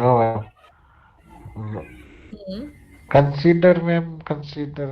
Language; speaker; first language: English; non-native, learner; Hindi